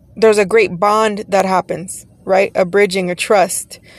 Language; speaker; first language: English; native; English